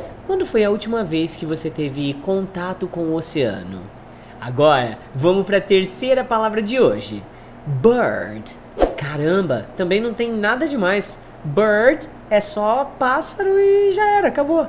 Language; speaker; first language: Portuguese; native; Portuguese